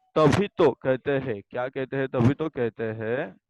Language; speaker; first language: Hindi; non-native, local second language; Marathi